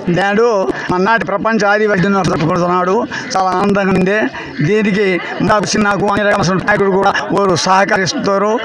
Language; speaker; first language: Telugu; non-native, local second language; Koya